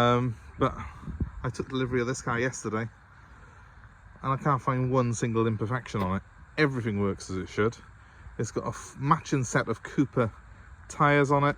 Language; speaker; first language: English; native; English